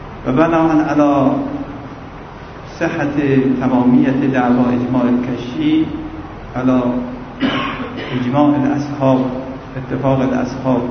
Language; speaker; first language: Arabic; non-native, fluent; Persian